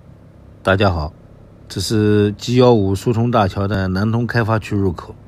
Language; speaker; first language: Chinese; native; Chinese